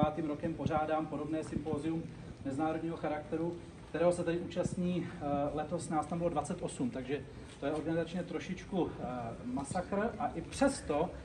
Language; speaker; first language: Czech; native; Czech